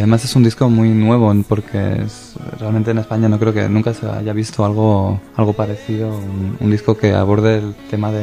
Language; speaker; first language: Spanish; native; Spanish